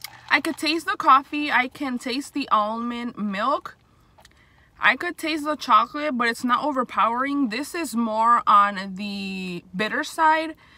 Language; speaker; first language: English; early bilingual, other home language; Spanish